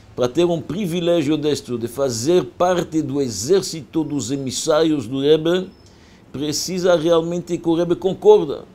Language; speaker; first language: Portuguese; non-native, fluent; French